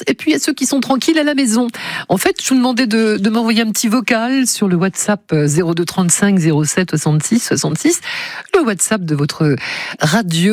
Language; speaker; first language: French; native; French